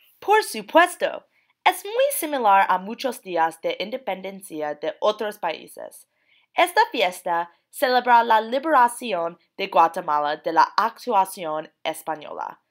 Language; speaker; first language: Spanish; non-native, learner; English